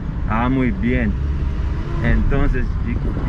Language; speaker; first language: Spanish; non-native, learner; English